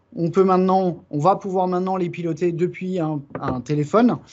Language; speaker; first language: French; native; French